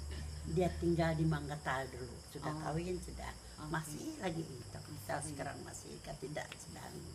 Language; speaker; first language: Indonesian; non-native, local second language; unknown